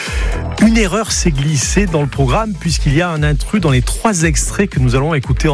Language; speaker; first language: French; native; French